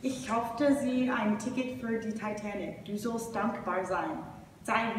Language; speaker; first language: German; non-native, learner; English